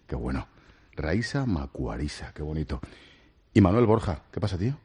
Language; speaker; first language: Spanish; native; Spanish